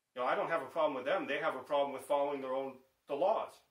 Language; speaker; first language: English; native; English